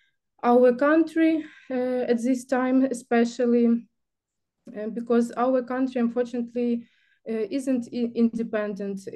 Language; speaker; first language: English; non-native, learner; Ukrainian